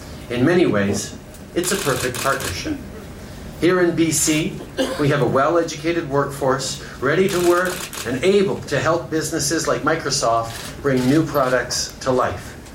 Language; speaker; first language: English; native; English